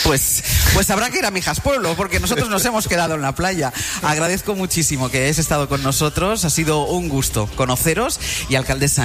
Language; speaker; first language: Spanish; native; Spanish